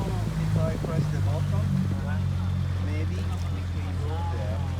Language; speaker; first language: English; non-native, learner; Italian